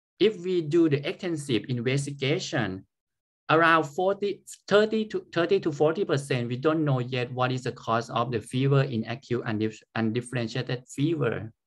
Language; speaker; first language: English; non-native, fluent; Thai